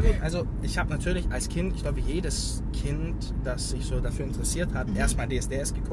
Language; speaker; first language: German; early bilingual, other home language; Bosnian